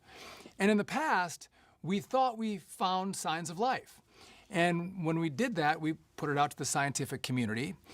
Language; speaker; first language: English; native; English